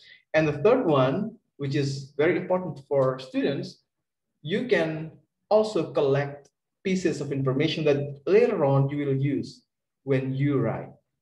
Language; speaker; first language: English; non-native, fluent; Indonesian